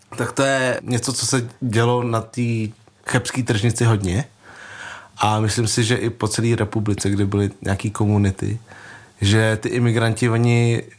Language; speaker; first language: Czech; early bilingual, other home language; Vietnamese